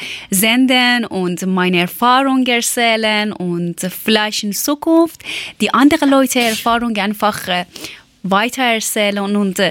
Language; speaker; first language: German; non-native, learner; Persian